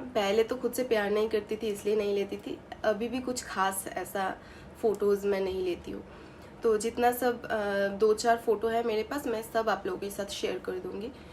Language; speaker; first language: Hindi; non-native, local second language; Bangla